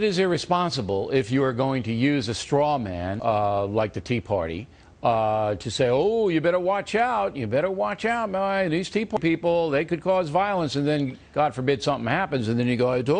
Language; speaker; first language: English; native; English